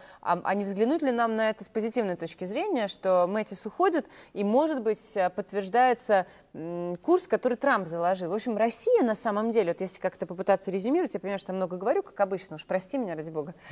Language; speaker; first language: Russian; native; Russian